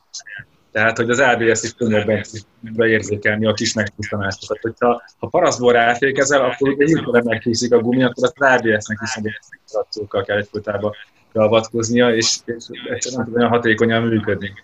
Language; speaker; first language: Hungarian; native; Hungarian